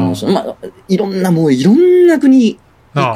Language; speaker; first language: Japanese; native; Japanese